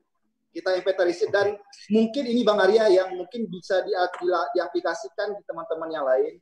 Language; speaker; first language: Indonesian; native; Indonesian